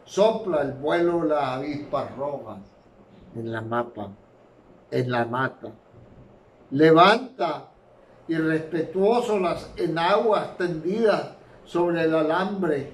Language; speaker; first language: Spanish; native; Spanish